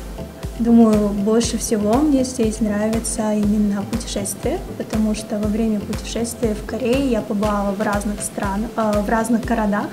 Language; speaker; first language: Russian; non-native, local second language; Kazakh